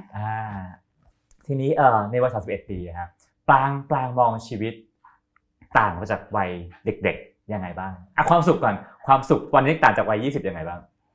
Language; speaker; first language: Thai; native; Thai